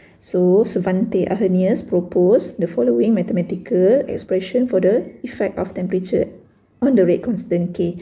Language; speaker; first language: English; non-native, local second language; Malay